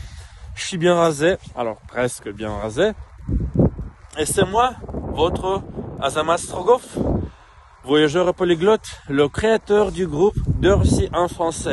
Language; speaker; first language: French; non-native, fluent; Russian